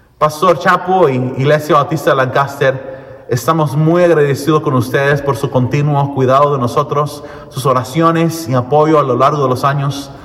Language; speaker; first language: Spanish; early bilingual, heritage; Spanish